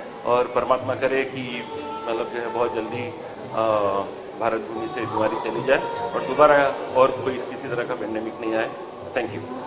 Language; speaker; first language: Hindi; native; Hindi